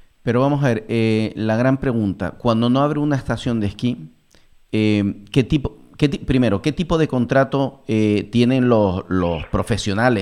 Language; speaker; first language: Spanish; native; Spanish